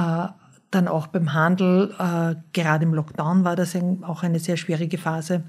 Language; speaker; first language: German; native; German